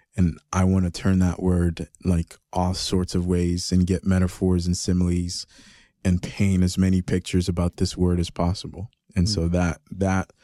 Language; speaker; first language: English; early bilingual, other home language; Greek